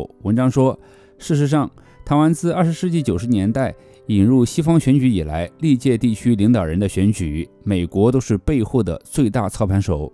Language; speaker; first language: Chinese; native; Chinese